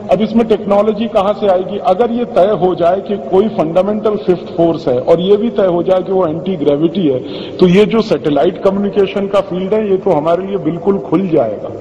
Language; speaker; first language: Hindi; native; Hindi